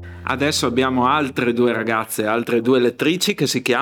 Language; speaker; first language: Italian; native; Italian